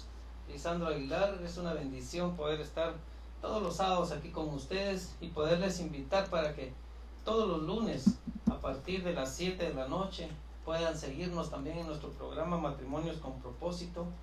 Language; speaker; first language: Spanish; native; Spanish